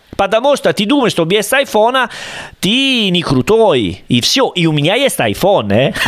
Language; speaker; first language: Russian; non-native, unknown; Italian